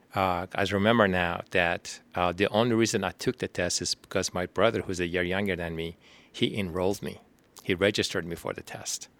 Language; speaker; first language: English; non-native, fluent; Persian